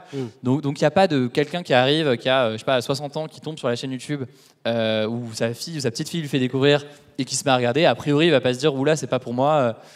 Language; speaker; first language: French; native; French